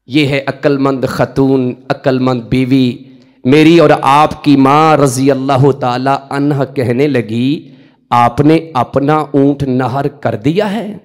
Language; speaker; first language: Urdu; non-native, local second language; Punjabi